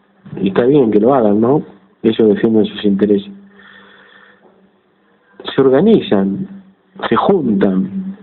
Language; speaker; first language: Spanish; native; Spanish